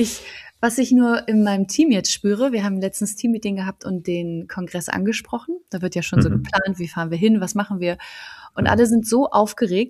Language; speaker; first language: German; native; German